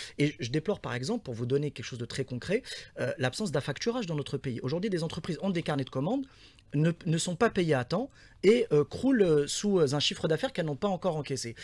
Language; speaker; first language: French; non-native, local second language; Arabic